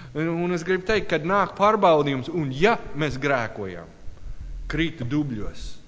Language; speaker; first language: Latvian; non-native, learner; English